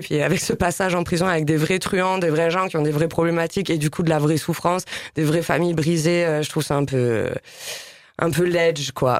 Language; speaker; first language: French; native; French